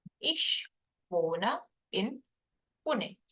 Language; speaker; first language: German; non-native, fluent; Hindi